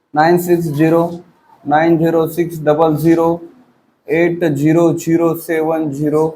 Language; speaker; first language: Hindi; non-native, local second language; Marathi